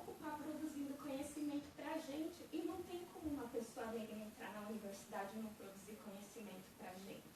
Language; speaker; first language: Portuguese; native; Portuguese